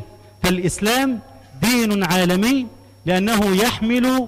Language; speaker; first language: Arabic; native; Arabic